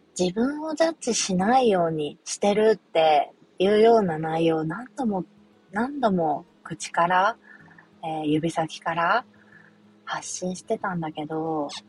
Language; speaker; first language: Japanese; native; Japanese